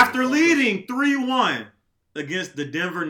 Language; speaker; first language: English; native; English